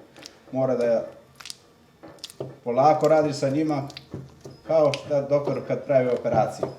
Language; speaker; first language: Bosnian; early bilingual, heritage; Serbian